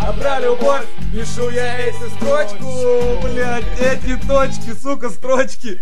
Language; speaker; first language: Russian; native; Russian